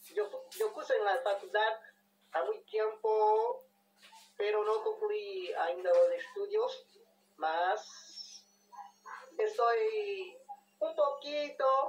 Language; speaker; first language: Spanish; non-native, learner; Portuguese